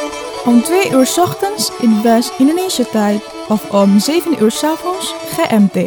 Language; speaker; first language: Dutch; non-native, fluent; Indonesian